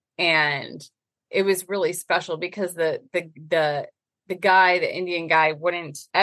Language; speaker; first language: English; native; English